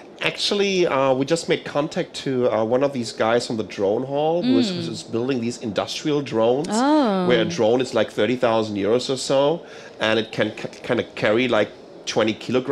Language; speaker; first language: English; non-native, fluent; German